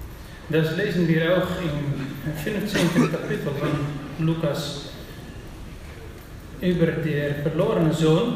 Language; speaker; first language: German; non-native, fluent; Dutch